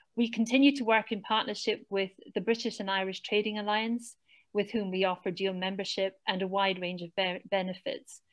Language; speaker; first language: English; native; English